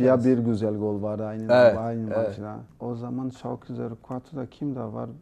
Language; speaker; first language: Turkish; non-native, learner; Portuguese